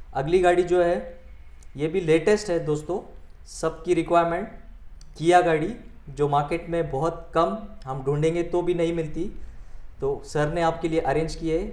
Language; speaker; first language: Hindi; non-native, local second language; Marathi